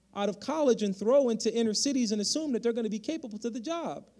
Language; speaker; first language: English; native; English